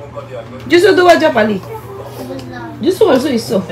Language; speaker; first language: Korean; non-native, learner; Filipino